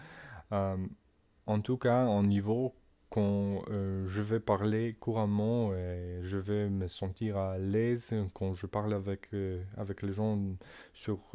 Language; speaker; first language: French; non-native, learner; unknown